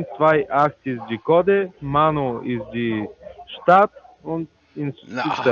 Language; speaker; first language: German; non-native, learner; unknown